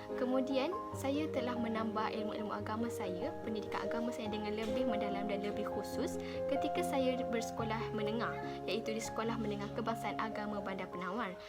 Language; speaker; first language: Malay; native; Malay